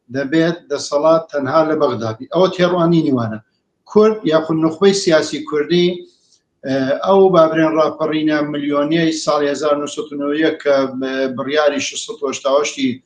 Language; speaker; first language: Central Kurdish; native; Central Kurdish